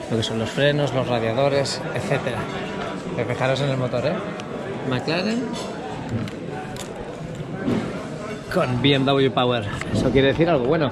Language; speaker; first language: Spanish; native; Spanish